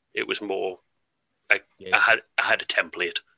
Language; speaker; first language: English; native; English